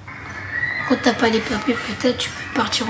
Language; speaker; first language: French; early bilingual, other home language; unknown